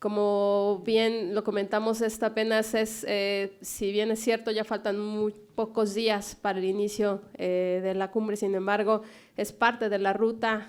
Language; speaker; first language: Spanish; native; Spanish